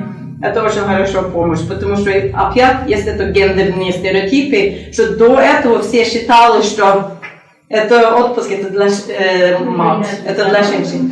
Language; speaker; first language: Russian; non-native, learner; Norwegian